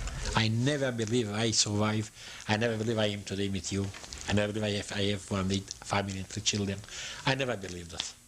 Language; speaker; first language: English; non-native, learner; Yiddish